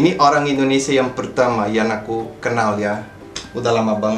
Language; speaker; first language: Indonesian; non-native, fluent; Portuguese